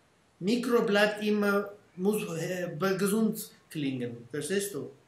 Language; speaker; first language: German; non-native, fluent; Armenian